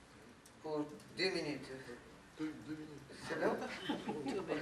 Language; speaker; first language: French; non-native, fluent; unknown